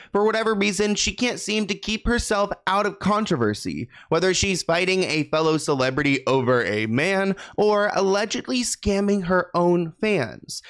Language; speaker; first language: English; native; English